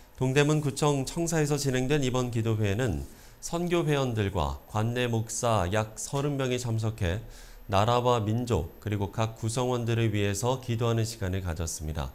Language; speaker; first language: Korean; native; Korean